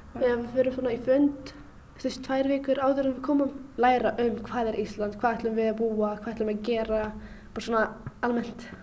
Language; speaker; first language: Icelandic; non-native, fluent; Arabic